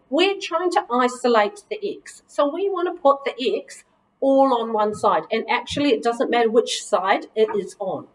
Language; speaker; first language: English; native; English